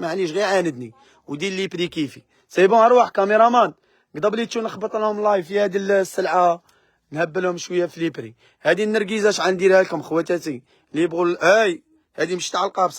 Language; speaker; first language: Arabic; native; Arabic